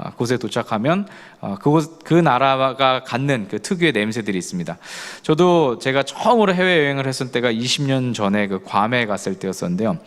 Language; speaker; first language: Korean; native; Korean